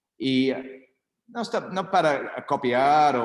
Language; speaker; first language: Spanish; non-native, learner; English